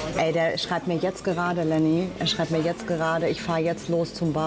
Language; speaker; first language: German; native; German